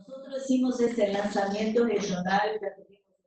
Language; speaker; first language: Spanish; non-native, fluent; Portuguese